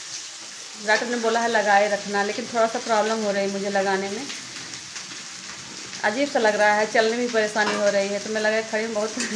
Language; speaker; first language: Hindi; native; Hindi